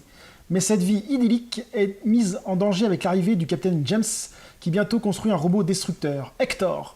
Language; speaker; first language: French; native; French